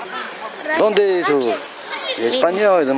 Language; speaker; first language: Spanish; non-native, learner; Arabic